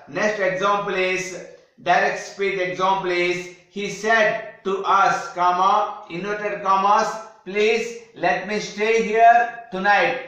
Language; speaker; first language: English; non-native, local second language; Telugu